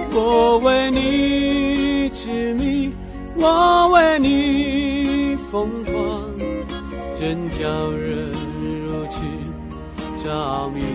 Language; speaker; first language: Chinese; native; Chinese